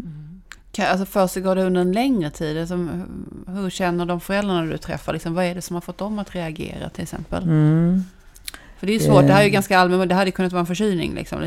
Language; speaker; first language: Swedish; native; Swedish